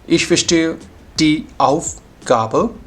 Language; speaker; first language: German; non-native, fluent; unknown